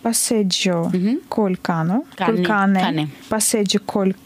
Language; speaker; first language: Italian; non-native, learner; Russian